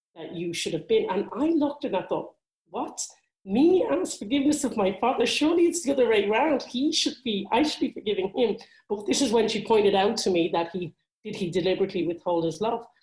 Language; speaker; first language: English; native; English